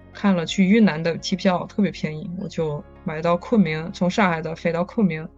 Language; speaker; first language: Chinese; non-native, fluent; French